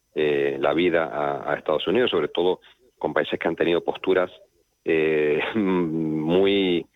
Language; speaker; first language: Spanish; native; Spanish